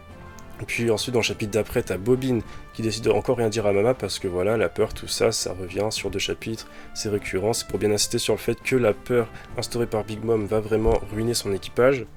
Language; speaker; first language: French; native; French